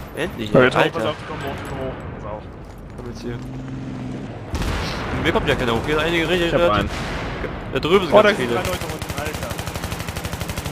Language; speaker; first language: German; native; German